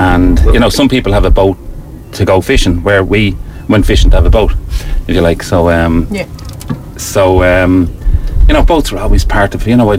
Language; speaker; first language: English; native; English